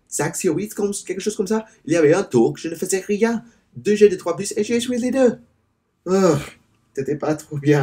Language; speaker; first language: French; non-native, learner; English